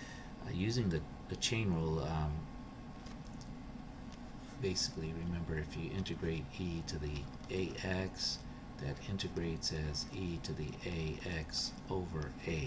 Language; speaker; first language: English; native; English